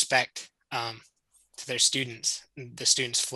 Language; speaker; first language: English; native; English